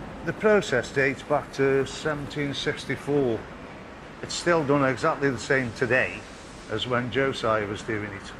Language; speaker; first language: English; native; English